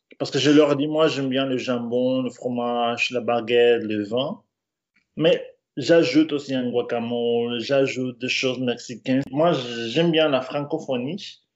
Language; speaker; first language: French; non-native, fluent; Spanish